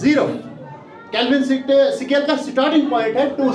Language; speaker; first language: Hindi; non-native, local second language; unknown